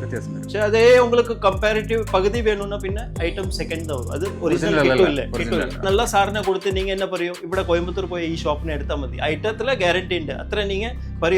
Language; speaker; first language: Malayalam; non-native, local second language; Tamil